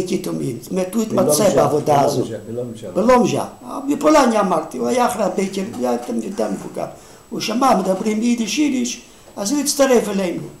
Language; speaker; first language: Hebrew; non-native, fluent; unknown